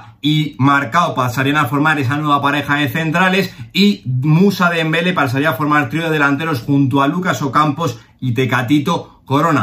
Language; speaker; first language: Spanish; native; Spanish